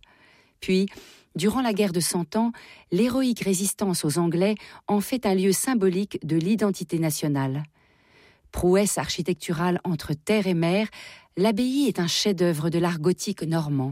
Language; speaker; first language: French; native; French